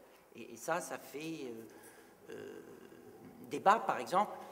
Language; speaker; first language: French; native; French